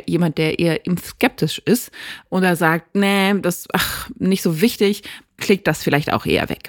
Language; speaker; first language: German; native; German